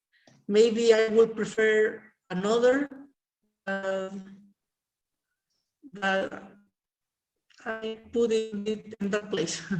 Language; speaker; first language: English; non-native, learner; Spanish